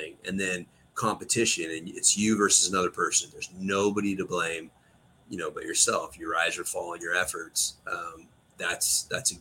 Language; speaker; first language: English; native; English